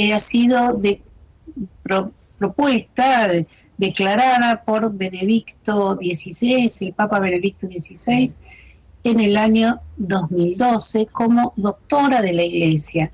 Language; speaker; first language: Spanish; native; Spanish